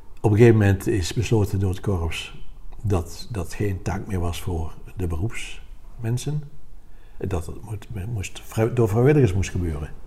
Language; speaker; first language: Dutch; native; Dutch